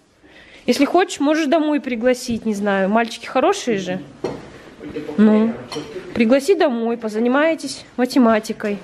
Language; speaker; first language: Russian; native; Russian